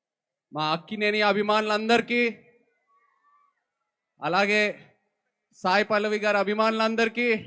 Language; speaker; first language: Telugu; native; Telugu